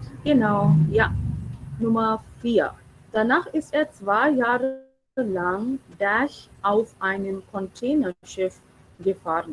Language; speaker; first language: German; non-native, fluent; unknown